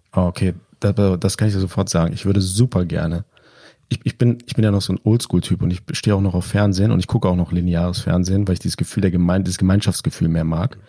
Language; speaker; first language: German; early bilingual, other home language; Turkish